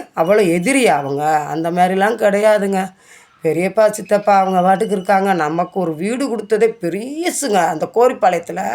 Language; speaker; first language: Tamil; native; Tamil